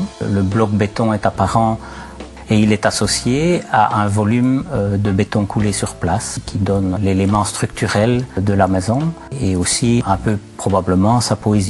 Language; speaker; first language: French; native; French